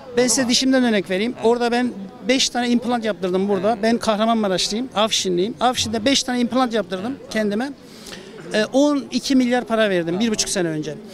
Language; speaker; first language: Turkish; native; Turkish